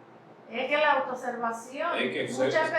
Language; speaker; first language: Spanish; native; Spanish